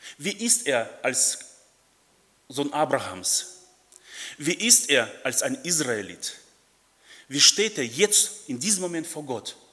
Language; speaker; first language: German; non-native, fluent; Russian